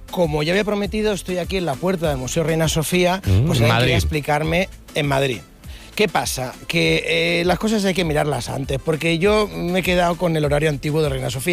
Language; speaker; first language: Spanish; native; Spanish